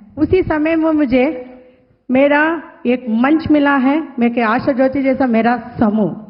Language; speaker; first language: Hindi; non-native, local second language; Telugu